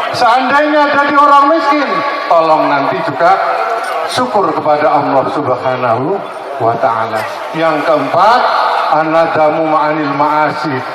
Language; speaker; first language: Indonesian; non-native, local second language; Javanese